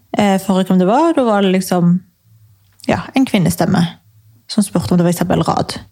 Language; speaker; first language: Norwegian; early bilingual, other home language; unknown